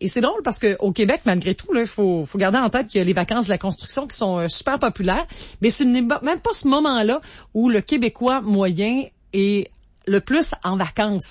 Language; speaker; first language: French; native; French